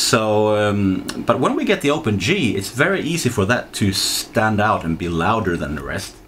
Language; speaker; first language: English; non-native, fluent; Norwegian